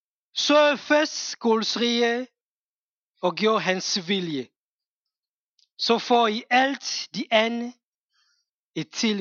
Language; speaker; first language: Danish; non-native, fluent; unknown